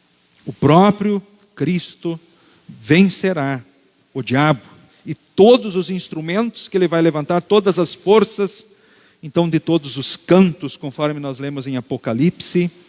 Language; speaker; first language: Portuguese; native; Portuguese